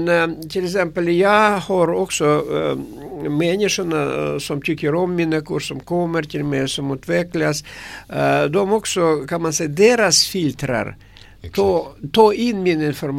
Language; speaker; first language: Swedish; non-native, fluent; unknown